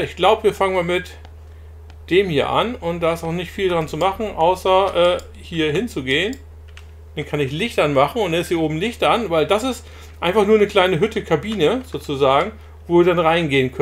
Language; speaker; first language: German; native; German